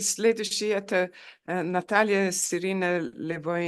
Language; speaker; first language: Russian; non-native, fluent; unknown